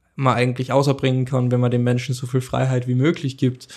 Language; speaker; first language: German; native; German